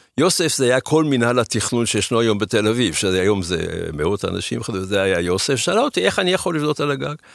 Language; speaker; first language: Hebrew; early bilingual, other home language; German